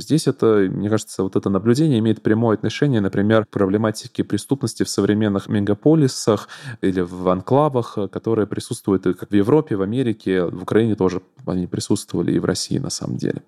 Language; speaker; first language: Russian; native; Russian